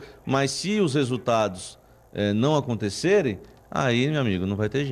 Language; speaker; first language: Portuguese; native; Portuguese